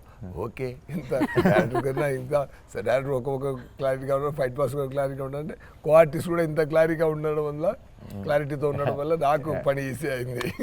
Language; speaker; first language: Telugu; non-native, fluent; Tamil